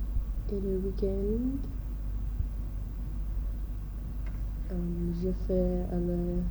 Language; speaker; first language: French; non-native, learner; English